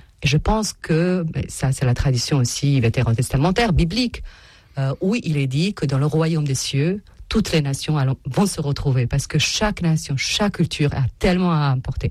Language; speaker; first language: French; non-native, fluent; Serbian